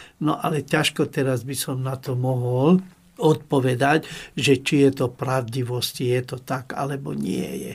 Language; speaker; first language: Slovak; non-native, local second language; Hungarian